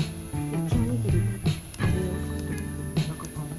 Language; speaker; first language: Japanese; native; Japanese